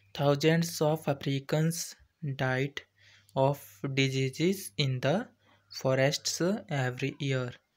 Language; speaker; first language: Hindi; native; Hindi